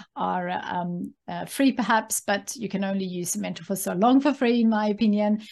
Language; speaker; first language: English; non-native, fluent; Swedish